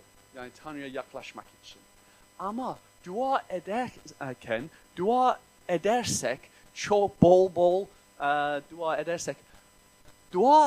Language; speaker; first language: Turkish; non-native, fluent; English